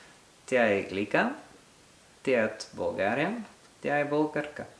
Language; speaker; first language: Bulgarian; non-native, learner; French